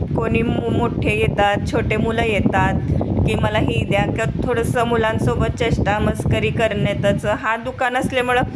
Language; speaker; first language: Marathi; non-native, local second language; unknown